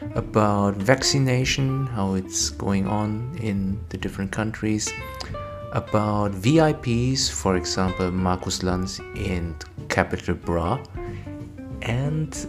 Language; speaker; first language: English; non-native, fluent; German